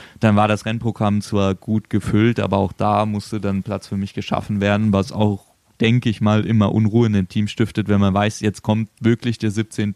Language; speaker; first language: German; native; German